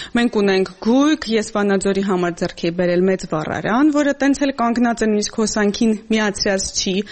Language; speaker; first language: Armenian; native; Armenian